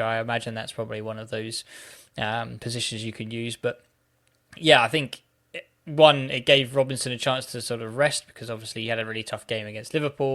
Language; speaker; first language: English; native; English